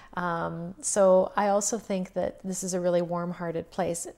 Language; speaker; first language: English; native; English